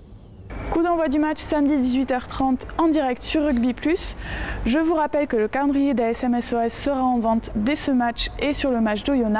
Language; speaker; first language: French; native; French